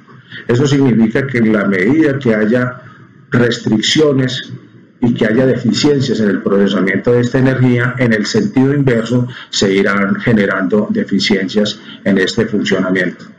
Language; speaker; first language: Spanish; native; Spanish